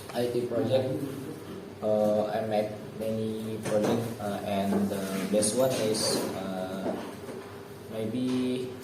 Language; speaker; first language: English; non-native, learner; Indonesian